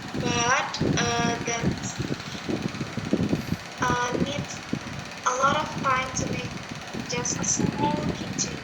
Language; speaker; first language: English; non-native, learner; Indonesian